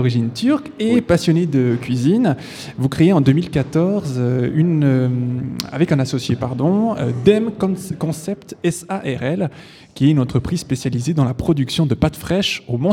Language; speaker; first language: French; native; French